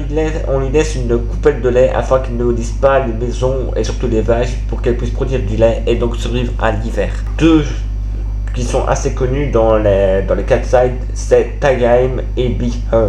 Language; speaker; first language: French; native; French